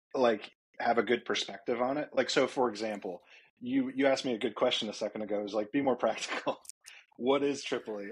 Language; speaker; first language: English; native; English